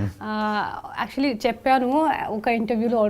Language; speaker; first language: Telugu; non-native, local second language; Hindi